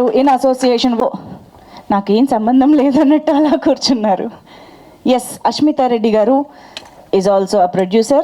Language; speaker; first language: Telugu; native; Telugu